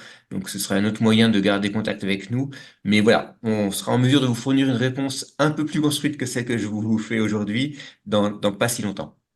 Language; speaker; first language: French; native; French